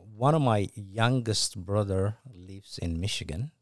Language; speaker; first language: English; non-native, fluent; Tigrinya